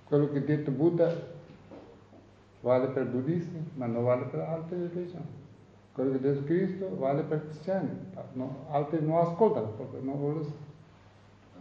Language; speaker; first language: Italian; non-native, learner; Tibetan